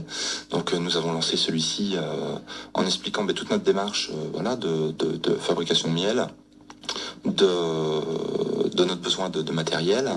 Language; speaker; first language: French; native; French